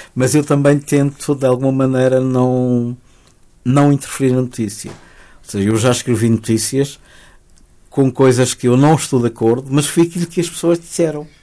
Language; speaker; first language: Portuguese; early bilingual, heritage; Spanish